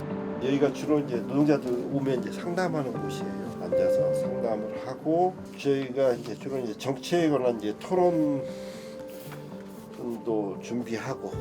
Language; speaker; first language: Korean; early bilingual, heritage; Russian